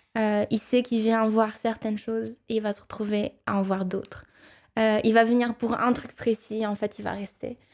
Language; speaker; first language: French; non-native, local second language; Arabic